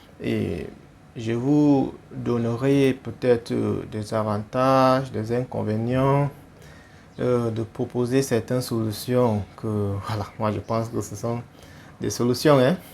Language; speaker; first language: French; non-native, fluent; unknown